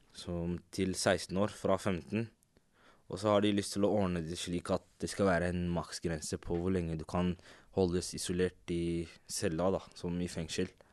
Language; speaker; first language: Norwegian; native; Norwegian